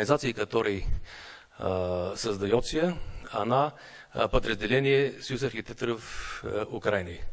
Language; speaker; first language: Russian; non-native, learner; Bulgarian